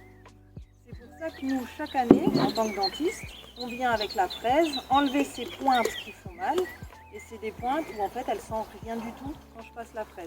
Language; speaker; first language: French; native; French